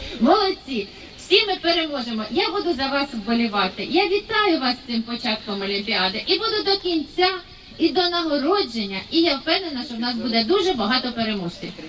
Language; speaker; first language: Ukrainian; native; Ukrainian